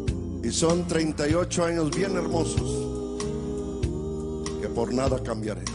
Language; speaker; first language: Spanish; native; Spanish